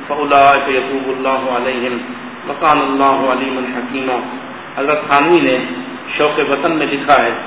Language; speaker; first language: Urdu; non-native, local second language; Saraiki